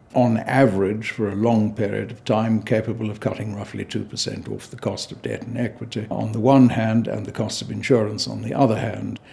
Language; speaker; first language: English; native; English